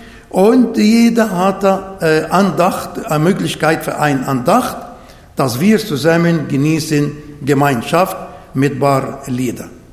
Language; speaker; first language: German; non-native, learner; Arabic